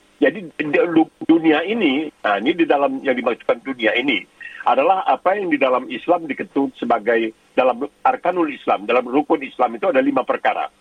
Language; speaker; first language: Indonesian; native; Indonesian